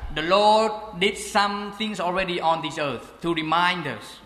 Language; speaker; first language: English; non-native, fluent; Khmer